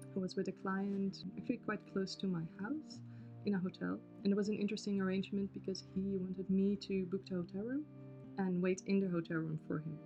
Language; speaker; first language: English; non-native, fluent; Dutch